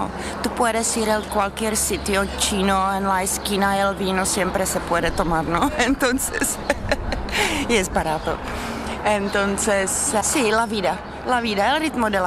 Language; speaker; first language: Spanish; non-native, fluent; Czech